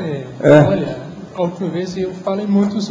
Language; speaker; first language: Portuguese; non-native, learner; English